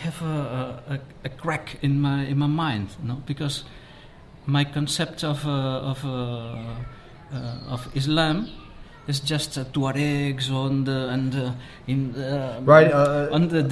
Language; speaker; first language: English; non-native, learner; Spanish